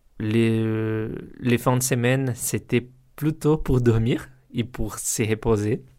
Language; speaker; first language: French; non-native, learner; Portuguese